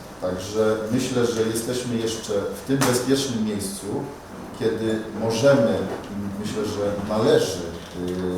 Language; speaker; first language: Polish; native; Polish